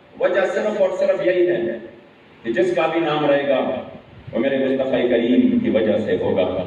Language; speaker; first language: Urdu; non-native, local second language; Pashto